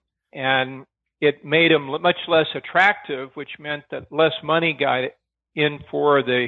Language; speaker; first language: English; native; English